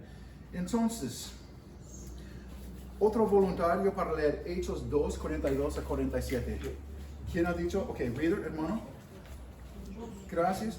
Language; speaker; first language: Spanish; non-native, fluent; English